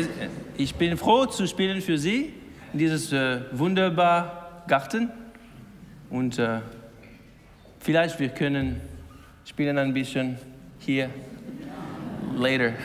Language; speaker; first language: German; non-native, learner; English